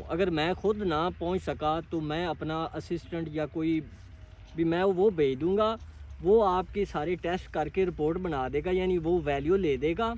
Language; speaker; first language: Urdu; non-native, local second language; Punjabi